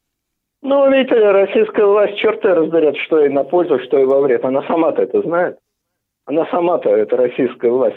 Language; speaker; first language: Russian; native; Russian